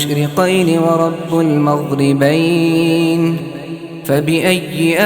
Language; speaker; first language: Arabic; native; Arabic